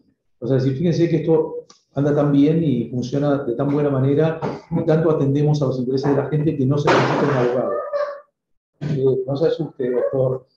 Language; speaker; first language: Spanish; native; Spanish